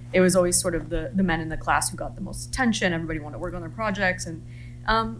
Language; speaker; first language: English; native; English